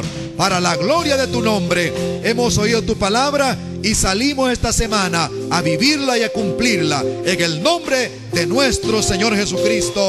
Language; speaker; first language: Spanish; native; Spanish